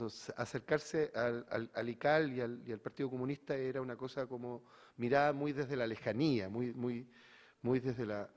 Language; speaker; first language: Spanish; native; Spanish